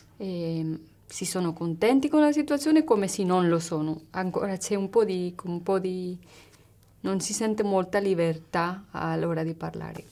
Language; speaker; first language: Italian; non-native, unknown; Spanish